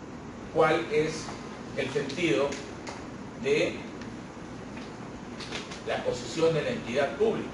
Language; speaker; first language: Spanish; native; Spanish